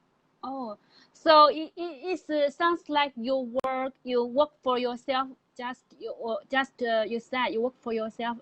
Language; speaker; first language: English; non-native, learner; Chinese